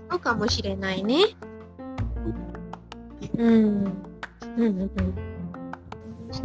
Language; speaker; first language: Japanese; non-native, learner; Malay